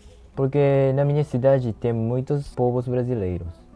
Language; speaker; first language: Portuguese; non-native, learner; Japanese